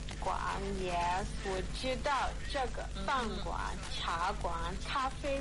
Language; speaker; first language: Chinese; non-native, learner; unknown